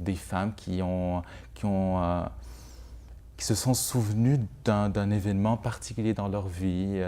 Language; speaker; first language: French; non-native, local second language; Arabic